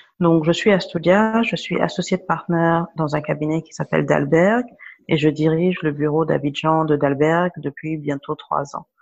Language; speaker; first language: French; non-native, local second language; Wolof